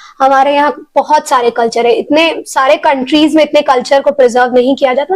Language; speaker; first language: Hindi; native; Hindi